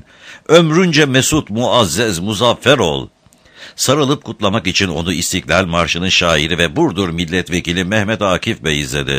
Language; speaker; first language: Turkish; native; Turkish